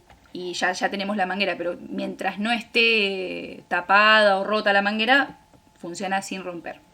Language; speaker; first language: Spanish; native; Spanish